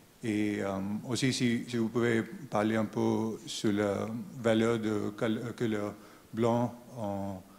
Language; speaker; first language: French; non-native, learner; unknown